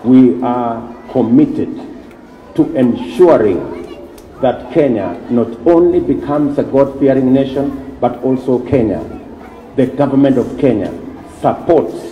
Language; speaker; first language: English; non-native, local second language; Kalenjin